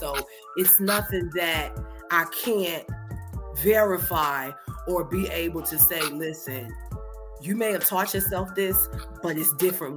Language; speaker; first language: English; native; English